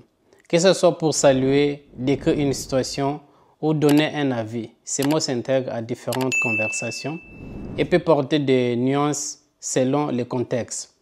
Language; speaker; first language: French; non-native, local second language; Kongo